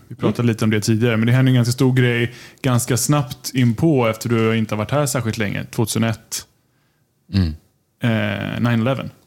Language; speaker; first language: Swedish; native; Swedish